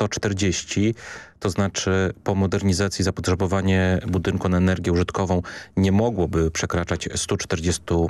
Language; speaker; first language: Polish; native; Polish